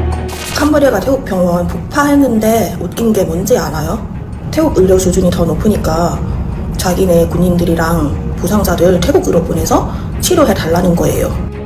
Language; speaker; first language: Korean; non-native, fluent; Thai